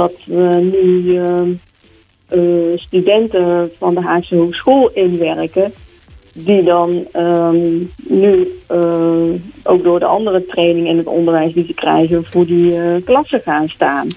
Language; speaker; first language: Dutch; native; Dutch